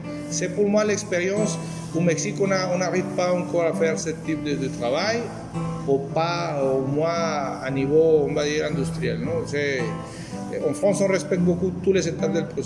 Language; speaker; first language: French; non-native, fluent; Spanish